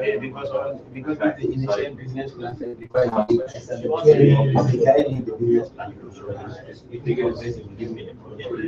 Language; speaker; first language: English; non-native, learner; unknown